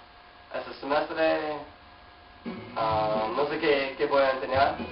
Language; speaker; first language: Spanish; non-native, learner; English